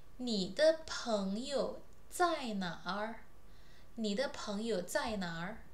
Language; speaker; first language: Chinese; non-native, fluent; Indonesian